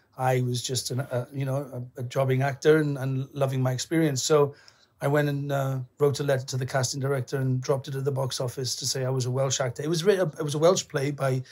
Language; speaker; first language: English; native; English